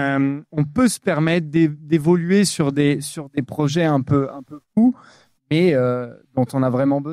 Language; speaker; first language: French; native; French